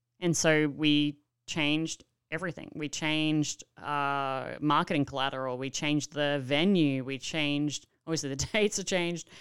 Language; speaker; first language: English; native; English